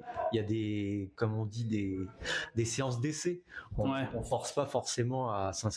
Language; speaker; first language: French; native; French